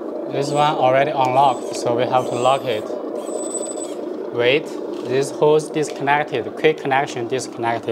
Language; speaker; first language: English; non-native, fluent; Chinese